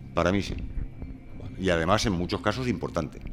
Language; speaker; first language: Spanish; native; Spanish